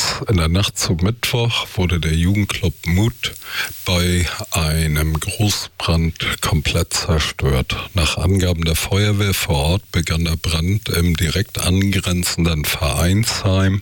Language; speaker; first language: German; native; German